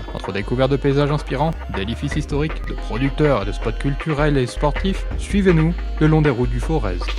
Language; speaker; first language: French; native; French